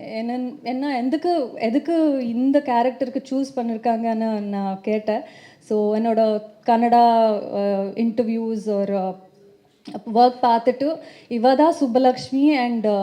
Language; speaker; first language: Tamil; non-native, learner; Kannada